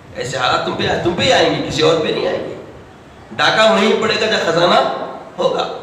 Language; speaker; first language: Urdu; native; Urdu